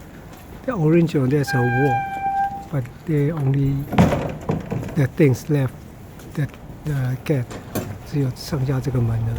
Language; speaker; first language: English; non-native, learner; Chinese